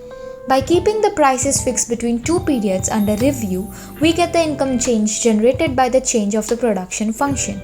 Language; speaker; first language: English; non-native, local second language; Gujarati